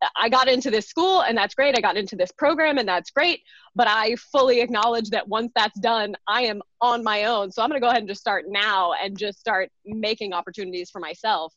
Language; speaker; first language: English; native; English